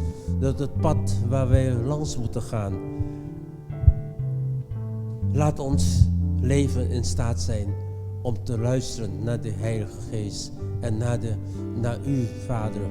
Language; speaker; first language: Dutch; non-native, fluent; Indonesian